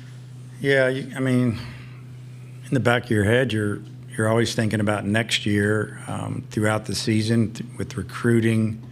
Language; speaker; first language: English; native; English